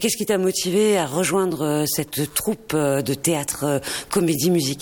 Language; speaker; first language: French; native; French